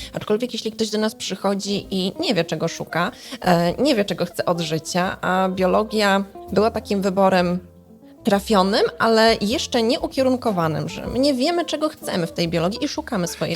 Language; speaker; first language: Polish; native; Polish